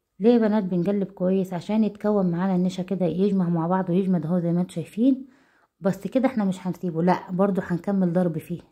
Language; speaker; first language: Arabic; native; Arabic